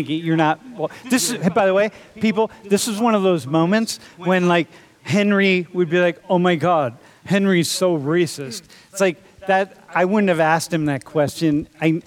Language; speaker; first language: English; native; English